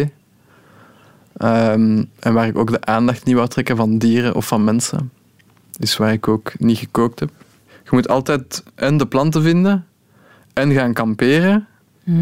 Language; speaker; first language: Dutch; native; Dutch